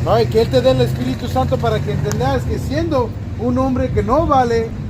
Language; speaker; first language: Spanish; early bilingual, other home language; English